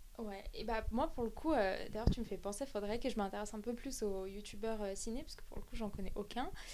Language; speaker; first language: French; early bilingual, other home language; Armenian